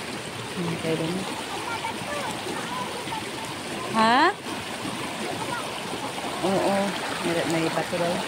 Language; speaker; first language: Filipino; non-native, local second language; Cebuano